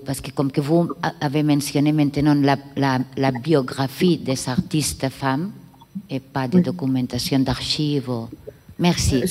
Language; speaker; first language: French; non-native, learner; Catalan